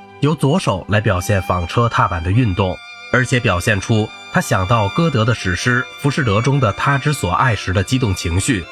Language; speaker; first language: Chinese; native; Chinese